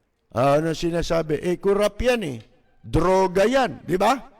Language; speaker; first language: Filipino; native; Filipino